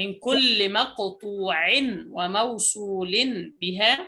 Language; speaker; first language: Arabic; native; Arabic